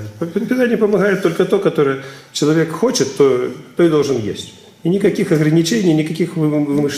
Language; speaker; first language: Russian; native; Russian